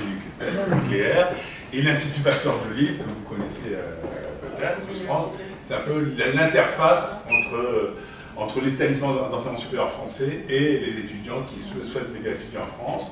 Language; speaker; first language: French; native; French